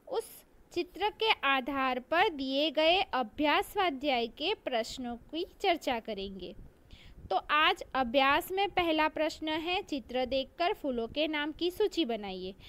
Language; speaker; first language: Hindi; non-native, local second language; Gujarati